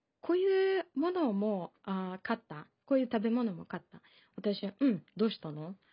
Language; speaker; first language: Japanese; non-native, fluent; Russian